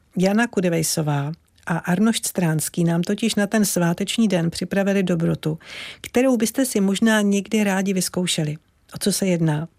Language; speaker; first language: Czech; native; Czech